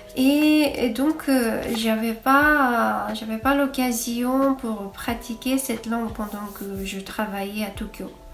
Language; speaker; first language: French; non-native, fluent; Japanese